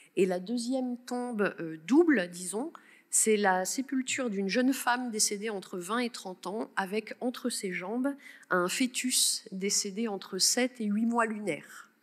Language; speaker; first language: French; native; French